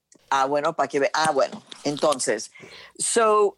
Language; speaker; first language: Spanish; early bilingual, heritage; Spanish